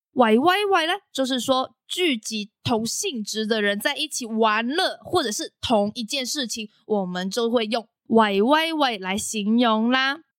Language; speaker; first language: Chinese; non-native, local second language; Cantonese